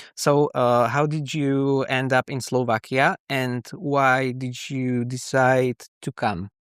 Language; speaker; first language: English; non-native, learner; Slovak